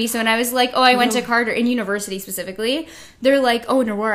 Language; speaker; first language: English; native; English